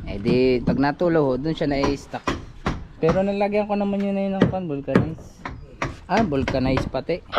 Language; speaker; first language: Filipino; native; Filipino